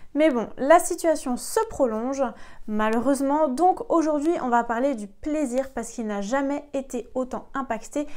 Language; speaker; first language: French; native; French